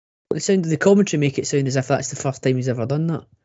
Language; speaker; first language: English; native; English